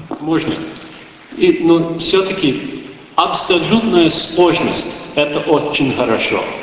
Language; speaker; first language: Russian; non-native, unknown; English